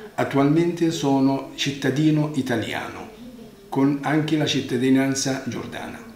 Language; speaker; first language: Italian; non-native, fluent; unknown